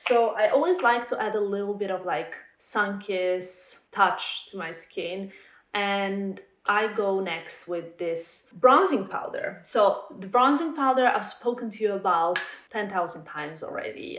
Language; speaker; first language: English; non-native, fluent; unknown